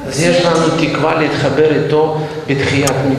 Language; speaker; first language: Hebrew; non-native, fluent; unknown